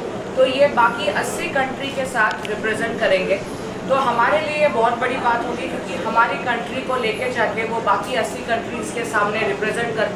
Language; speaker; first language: Hindi; native; Hindi